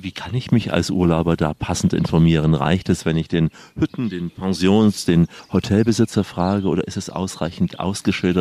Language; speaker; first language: German; native; German